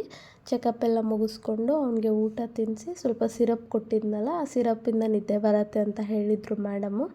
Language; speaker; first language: Kannada; native; Kannada